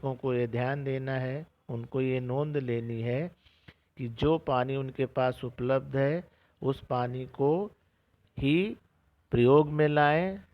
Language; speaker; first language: Hindi; non-native, local second language; Marathi